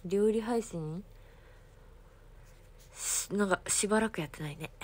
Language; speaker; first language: Japanese; native; Japanese